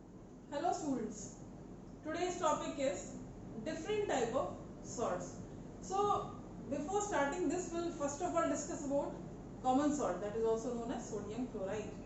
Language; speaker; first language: English; non-native, local second language; Hindi